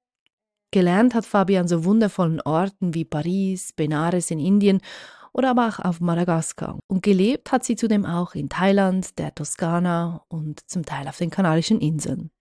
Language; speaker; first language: German; native; German